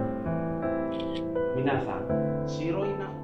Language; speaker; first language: Japanese; non-native, learner; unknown